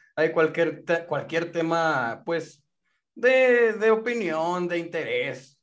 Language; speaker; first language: Spanish; native; Spanish